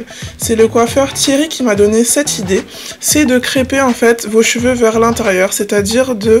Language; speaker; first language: French; native; French